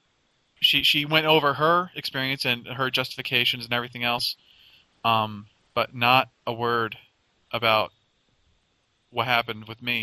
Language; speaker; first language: English; native; English